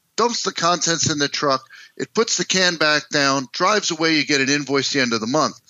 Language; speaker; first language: English; native; English